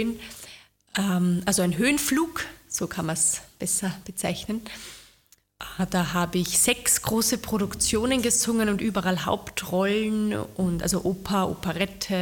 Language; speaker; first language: German; native; German